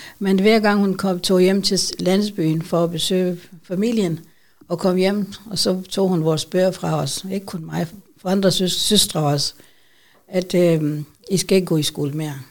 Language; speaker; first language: Danish; non-native, fluent; Urdu